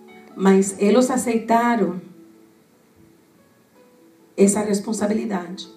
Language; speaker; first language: Portuguese; non-native, fluent; Spanish